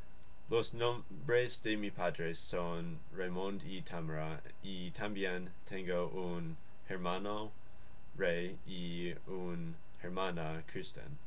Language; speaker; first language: Spanish; non-native, learner; English